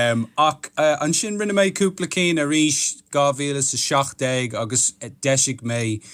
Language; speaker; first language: Irish; non-native, local second language; English